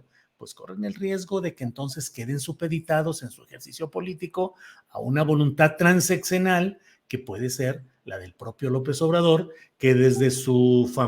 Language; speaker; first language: Spanish; native; Spanish